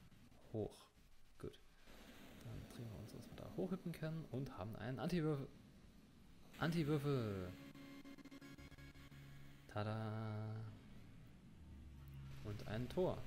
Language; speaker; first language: German; native; German